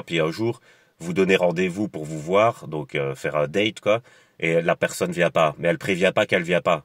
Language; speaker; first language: French; native; French